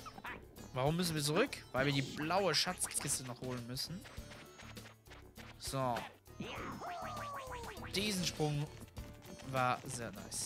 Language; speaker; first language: German; native; German